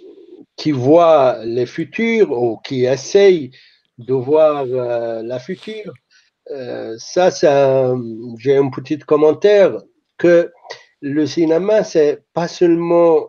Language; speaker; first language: French; non-native, fluent; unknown